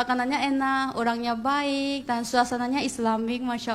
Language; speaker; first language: Indonesian; non-native, fluent; Korean